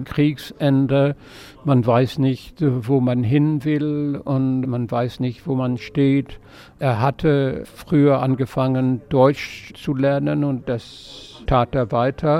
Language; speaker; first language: German; non-native, fluent; French